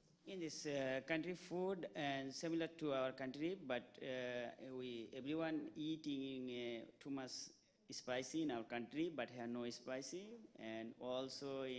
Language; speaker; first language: English; non-native, local second language; Bangla